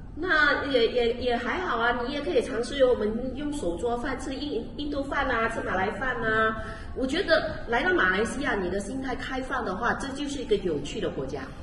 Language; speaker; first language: Chinese; native; Chinese